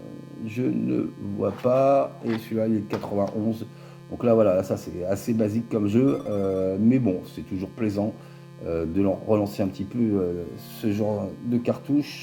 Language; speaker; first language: French; native; French